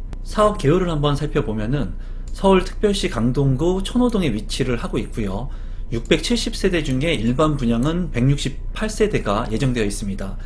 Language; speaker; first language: Korean; native; Korean